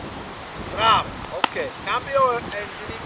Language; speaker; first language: Italian; non-native, learner; English